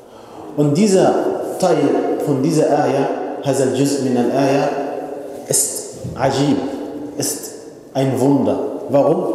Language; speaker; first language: German; non-native, fluent; Arabic